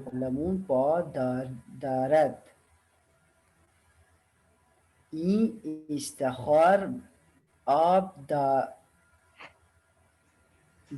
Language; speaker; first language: Persian; non-native, learner; Urdu